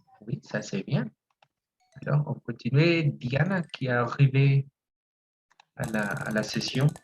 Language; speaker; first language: French; non-native, fluent; Spanish